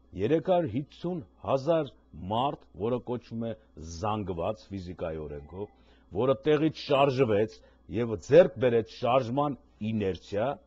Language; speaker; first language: Armenian; native; Armenian